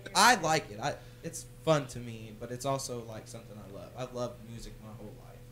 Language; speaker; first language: English; native; English